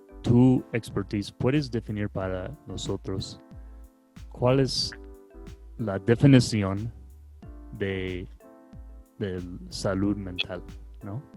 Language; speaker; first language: Spanish; non-native, fluent; English